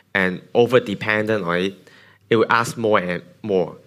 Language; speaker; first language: English; non-native, local second language; Cantonese